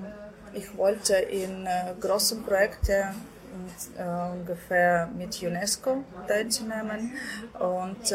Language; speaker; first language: German; non-native, learner; Ukrainian